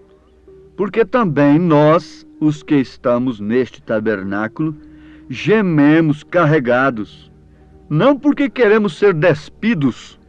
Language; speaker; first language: Portuguese; native; Portuguese